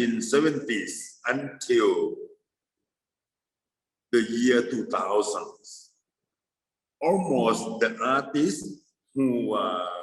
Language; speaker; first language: English; non-native, fluent; Thai